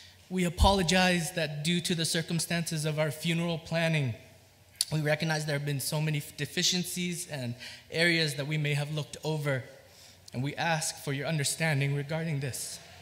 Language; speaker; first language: English; early bilingual, other home language; Vietnamese